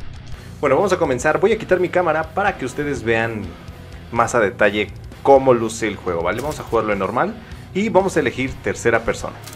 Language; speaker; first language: Spanish; native; Spanish